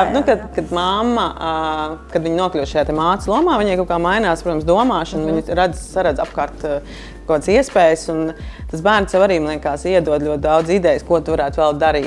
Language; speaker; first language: Latvian; native; Latvian